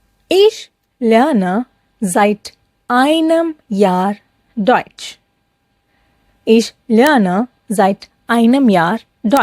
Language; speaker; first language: German; non-native, fluent; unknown